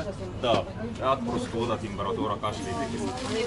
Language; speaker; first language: Russian; non-native, learner; Arabic